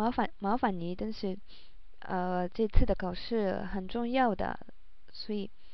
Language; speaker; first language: Chinese; non-native, learner; Japanese